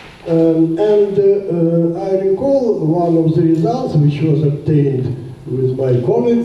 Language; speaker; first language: English; non-native, fluent; Russian